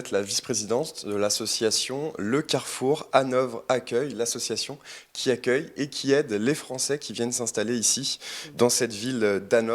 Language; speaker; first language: French; native; French